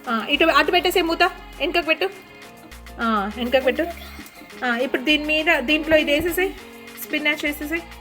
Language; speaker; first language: Telugu; native; Telugu